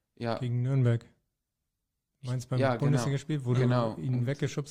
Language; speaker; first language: German; native; German